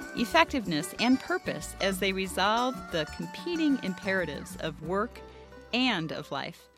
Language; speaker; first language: English; native; English